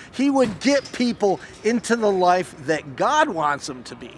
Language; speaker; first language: English; native; English